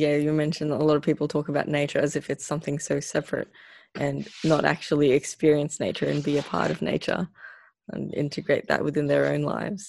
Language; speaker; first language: English; non-native, local second language; Filipino